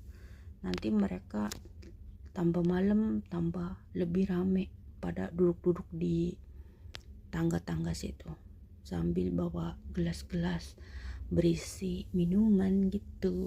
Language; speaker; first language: Indonesian; native; Indonesian